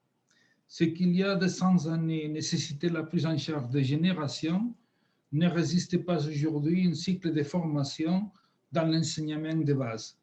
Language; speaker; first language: French; non-native, fluent; Spanish